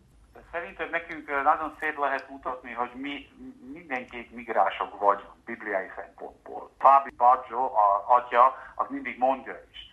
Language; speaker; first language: Hungarian; non-native, fluent; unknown